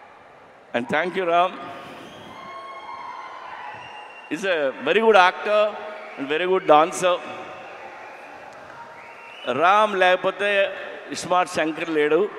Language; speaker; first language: Telugu; native; Telugu